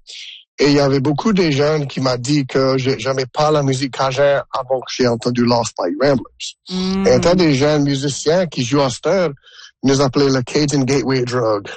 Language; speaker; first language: French; non-native, local second language; English